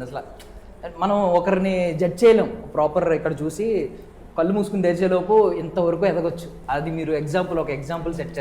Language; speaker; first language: Telugu; native; Telugu